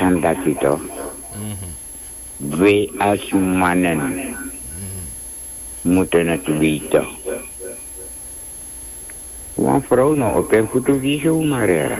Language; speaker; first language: Dutch; non-native, local second language; Sranan Tongo